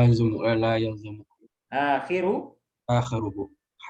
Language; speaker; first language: Arabic; non-native, learner; Indonesian